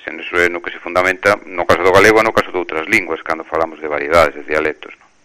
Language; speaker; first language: Galician; native; Galician